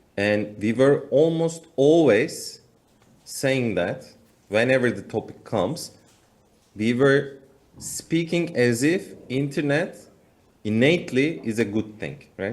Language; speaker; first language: English; non-native, fluent; Turkish